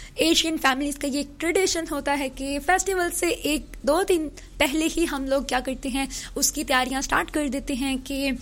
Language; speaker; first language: Urdu; early bilingual, heritage; Urdu